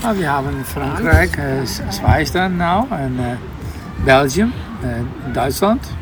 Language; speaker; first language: German; non-native, learner; Dutch